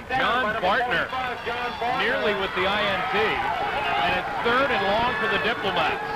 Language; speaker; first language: English; native; English